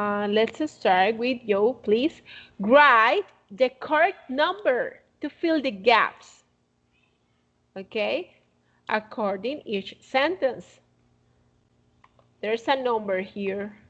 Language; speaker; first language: English; non-native, fluent; Spanish